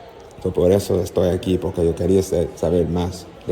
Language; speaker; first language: Spanish; non-native, learner; English